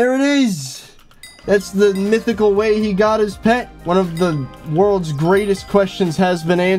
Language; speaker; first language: English; native; English